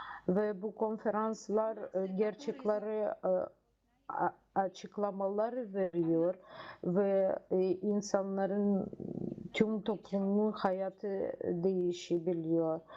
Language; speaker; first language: Turkish; non-native, learner; Russian